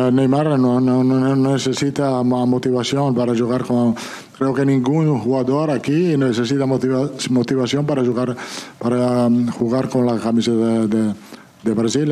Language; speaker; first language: Spanish; non-native, local second language; Portuguese